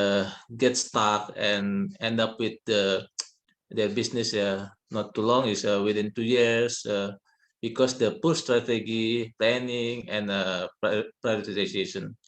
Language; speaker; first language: English; non-native, learner; Indonesian